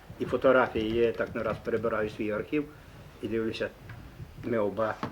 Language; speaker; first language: Ukrainian; native; Ukrainian